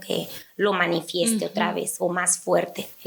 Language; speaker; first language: Spanish; native; Spanish